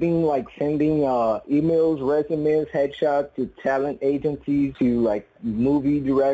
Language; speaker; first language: English; non-native, fluent; Portuguese